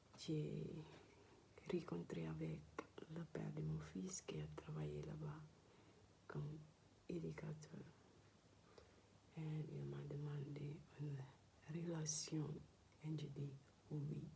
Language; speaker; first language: French; non-native, learner; Dutch